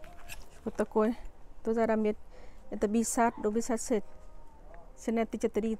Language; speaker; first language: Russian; non-native, learner; Tajik